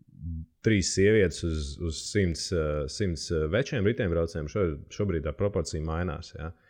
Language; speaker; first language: Latvian; native; Latvian